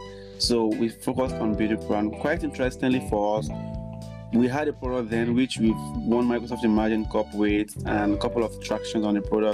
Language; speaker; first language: English; non-native, local second language; Yoruba